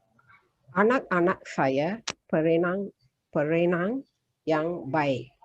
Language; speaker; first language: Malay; non-native, learner; Tamil